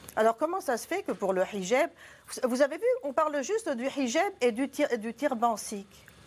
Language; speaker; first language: French; non-native, local second language; Arabic